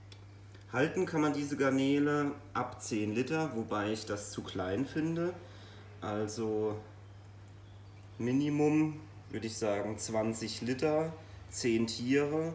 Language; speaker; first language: German; native; German